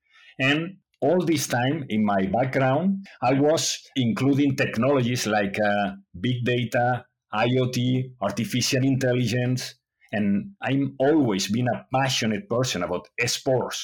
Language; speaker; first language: English; non-native, fluent; Spanish